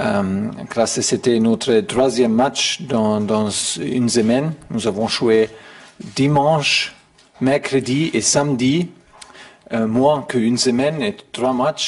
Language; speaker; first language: French; non-native, learner; German